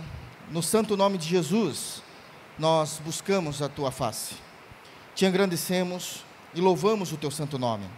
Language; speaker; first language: Portuguese; native; Portuguese